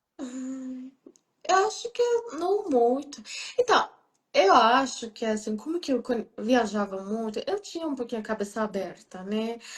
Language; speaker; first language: Portuguese; non-native, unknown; Persian